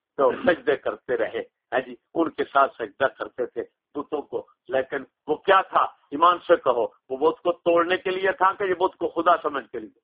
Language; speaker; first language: Urdu; non-native, local second language; Punjabi